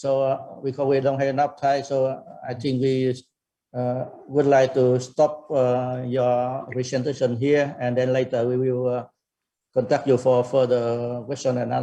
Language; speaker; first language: English; non-native, fluent; Vietnamese